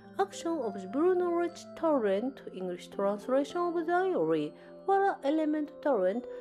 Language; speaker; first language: English; non-native, learner; Japanese